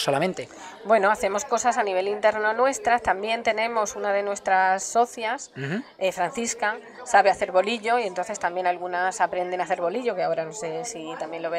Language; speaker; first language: Spanish; native; Spanish